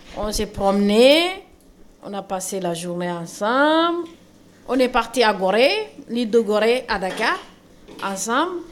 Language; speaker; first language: French; non-native, local second language; Wolof